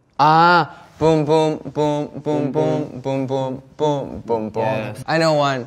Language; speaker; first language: English; early bilingual, other home language; Korean